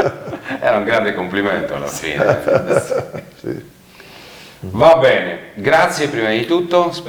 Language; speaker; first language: Italian; native; Italian